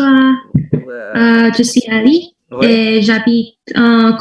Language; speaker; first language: French; non-native, learner; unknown